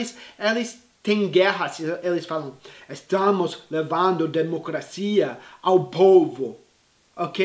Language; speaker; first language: Portuguese; non-native, fluent; English